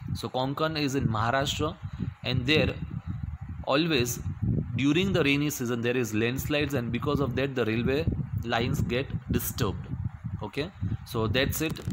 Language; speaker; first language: English; non-native, local second language; Gujarati